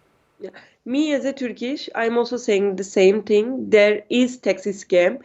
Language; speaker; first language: English; non-native, learner; Turkish